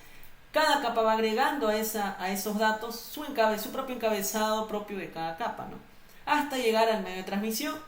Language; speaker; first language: Spanish; native; Spanish